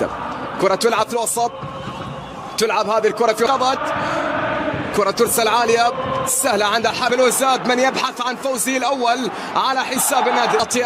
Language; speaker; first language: Arabic; native; Arabic